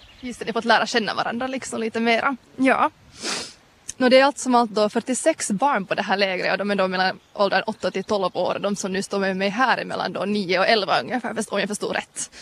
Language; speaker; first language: Swedish; native; Swedish